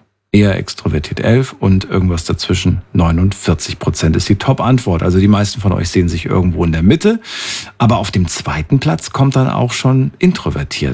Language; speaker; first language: German; native; German